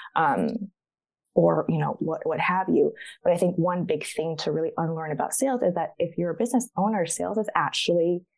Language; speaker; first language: English; early bilingual, other home language; Chinese